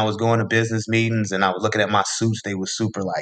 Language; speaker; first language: English; native; English